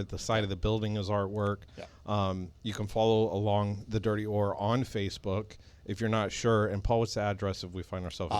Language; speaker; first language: English; native; English